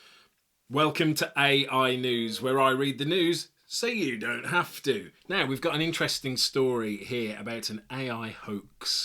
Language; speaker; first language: English; native; English